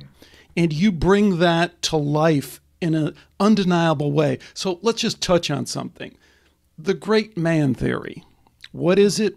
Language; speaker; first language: English; native; English